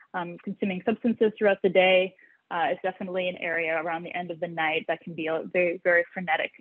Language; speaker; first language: English; native; English